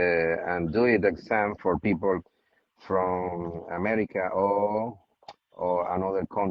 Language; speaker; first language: English; non-native, learner; Spanish